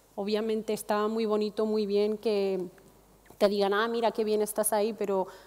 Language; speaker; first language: Spanish; non-native, fluent; Arabic